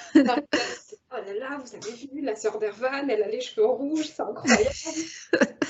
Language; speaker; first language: French; native; French